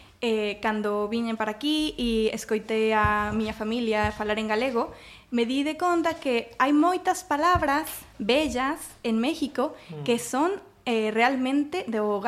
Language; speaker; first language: Galician; non-native, learner; Spanish